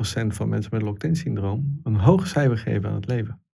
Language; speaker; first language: Dutch; non-native, fluent; Italian